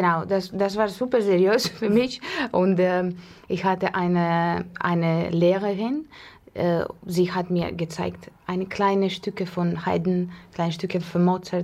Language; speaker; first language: German; non-native, fluent; Russian